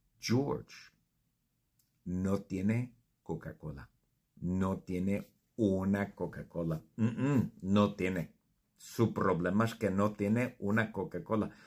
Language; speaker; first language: Spanish; non-native, fluent; English